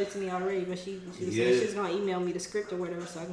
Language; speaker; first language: English; native; English